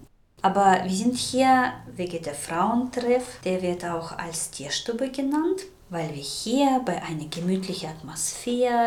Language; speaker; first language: German; non-native, fluent; Russian